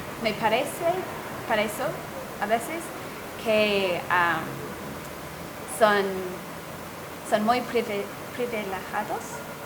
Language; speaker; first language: Spanish; non-native, fluent; English